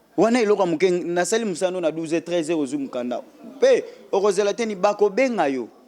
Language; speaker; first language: Lingala; non-native, local second language; Kongo